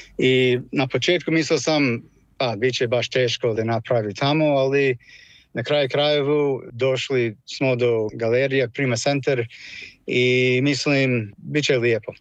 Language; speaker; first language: Croatian; non-native, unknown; English